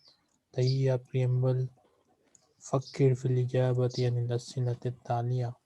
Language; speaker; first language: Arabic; non-native, fluent; Urdu